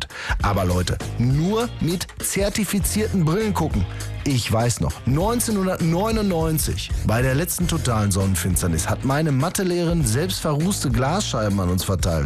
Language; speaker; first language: German; native; German